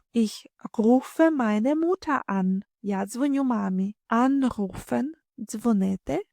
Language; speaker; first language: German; non-native, fluent; Ukrainian